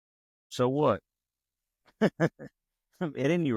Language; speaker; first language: English; native; English